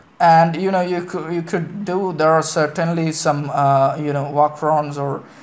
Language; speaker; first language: English; non-native, local second language; Malayalam